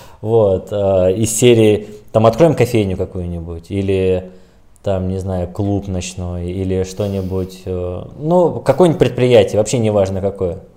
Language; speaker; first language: Russian; native; Russian